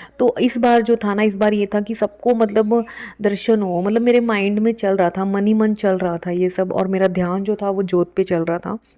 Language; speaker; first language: Hindi; native; Hindi